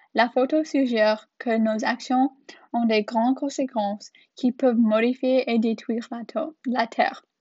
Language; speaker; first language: French; non-native, learner; English